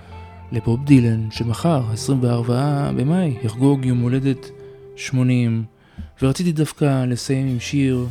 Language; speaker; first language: Hebrew; native; Hebrew